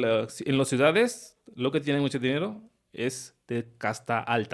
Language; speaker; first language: Spanish; non-native, learner; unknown